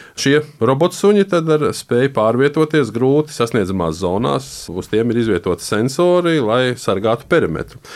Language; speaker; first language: Latvian; native; Latvian